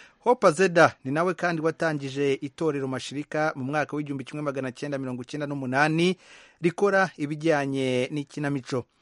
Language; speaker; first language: Kinyarwanda; native; Kinyarwanda